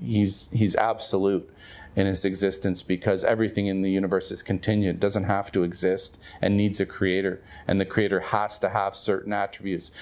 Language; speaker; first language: English; native; English